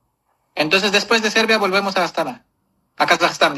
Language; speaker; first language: Spanish; non-native, fluent; Kazakh